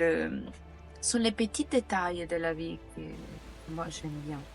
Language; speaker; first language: French; non-native, fluent; Italian